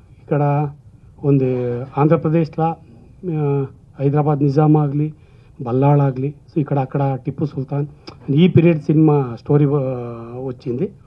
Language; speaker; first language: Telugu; non-native, learner; Kannada